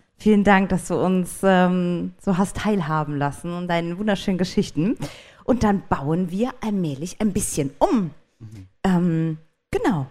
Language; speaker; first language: German; native; German